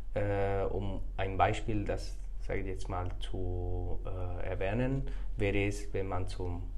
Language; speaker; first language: German; non-native, fluent; Spanish